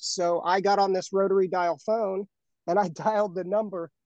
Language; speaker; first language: English; native; English